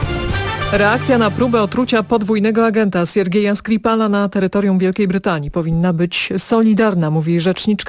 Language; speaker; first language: Polish; native; Polish